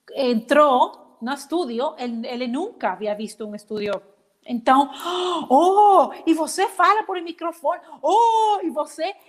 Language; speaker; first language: Portuguese; non-native, learner; Spanish